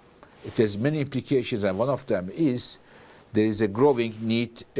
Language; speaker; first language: English; non-native, fluent; Turkish